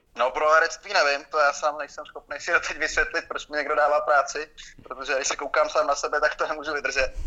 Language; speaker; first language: Czech; native; Czech